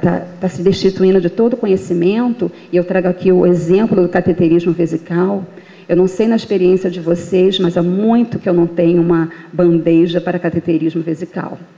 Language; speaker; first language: Portuguese; native; Portuguese